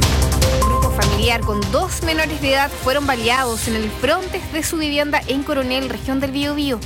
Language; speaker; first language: Spanish; native; Spanish